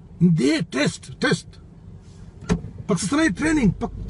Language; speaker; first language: Filipino; non-native, learner; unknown